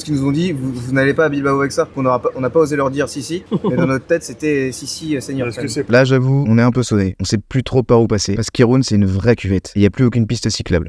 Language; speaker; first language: French; native; French